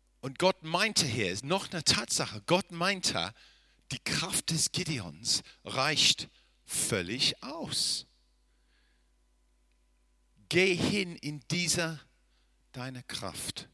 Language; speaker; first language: German; non-native, fluent; English